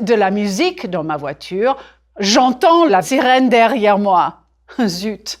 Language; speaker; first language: French; native; French